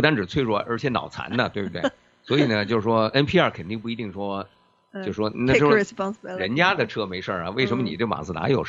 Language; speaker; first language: Chinese; native; Chinese